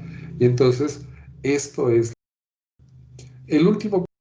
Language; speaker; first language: Spanish; native; Spanish